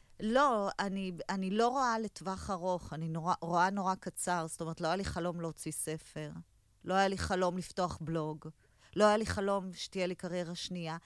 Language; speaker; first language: Hebrew; native; Hebrew